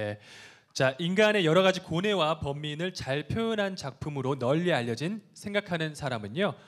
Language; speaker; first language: Korean; native; Korean